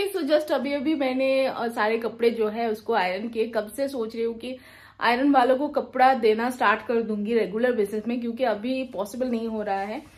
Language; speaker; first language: Hindi; non-native, local second language; Bangla